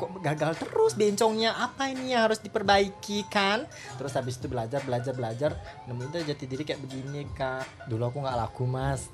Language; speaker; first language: Indonesian; native; Indonesian